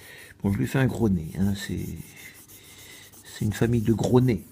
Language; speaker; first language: French; native; French